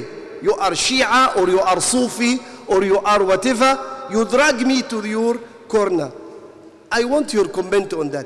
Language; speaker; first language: English; non-native, fluent; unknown